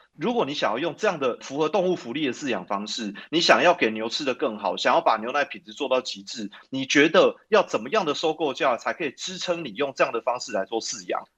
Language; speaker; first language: Chinese; native; Chinese